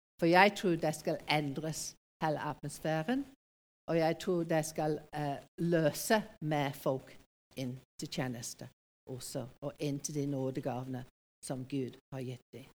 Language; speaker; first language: Norwegian; non-native, fluent; English